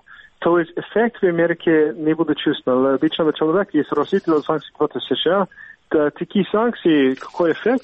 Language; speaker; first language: Russian; non-native, fluent; English